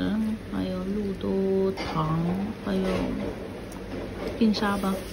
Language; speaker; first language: Chinese; non-native, fluent; Spanish